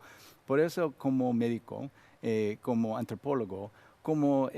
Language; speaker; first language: Spanish; non-native, learner; Korean